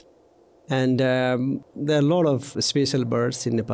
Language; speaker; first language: English; non-native, local second language; Nepali